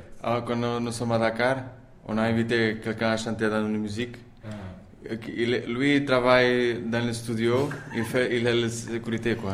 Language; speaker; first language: French; non-native, learner; Portuguese